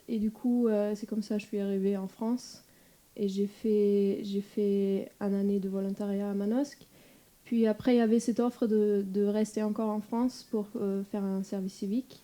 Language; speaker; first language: French; non-native, fluent; German